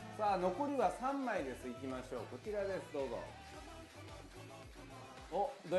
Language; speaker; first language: Japanese; native; Japanese